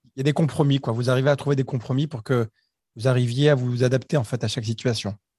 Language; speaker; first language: French; early bilingual, other home language; Arabic